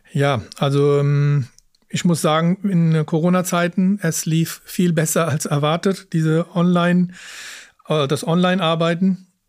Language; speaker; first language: German; early bilingual, other home language; Punjabi